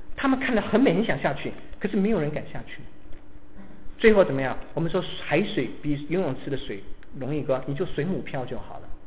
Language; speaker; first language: Chinese; native; Chinese